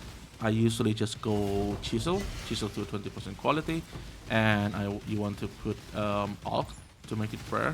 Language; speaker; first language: English; non-native, fluent; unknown